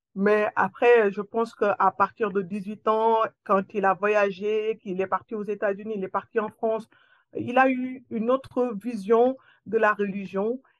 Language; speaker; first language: French; non-native, local second language; Wolof